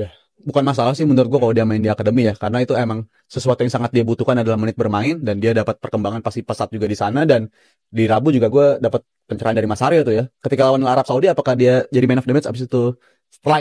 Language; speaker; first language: Indonesian; native; Indonesian